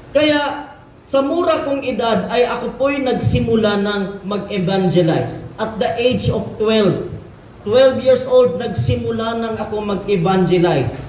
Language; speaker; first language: Filipino; non-native, local second language; Cebuano